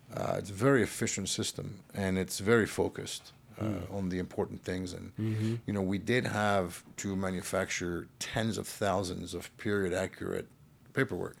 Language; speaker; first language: English; early bilingual, other home language; French